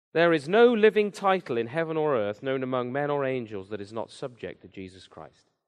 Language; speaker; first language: English; native; English